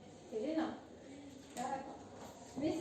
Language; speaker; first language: French; non-native, local second language; Arabic